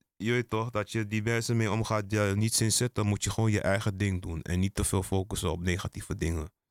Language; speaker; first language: Dutch; early bilingual, other home language; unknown